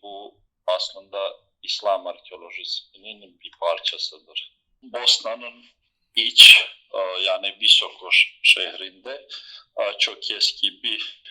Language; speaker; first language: Turkish; non-native, fluent; Bosnian